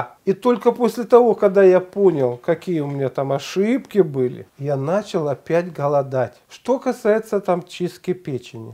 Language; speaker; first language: Russian; native; Russian